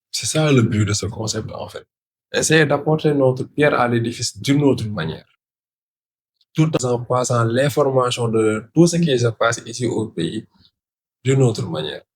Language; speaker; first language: French; non-native, local second language; Wolof